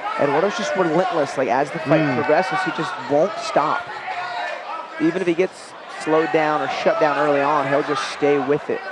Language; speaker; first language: English; native; English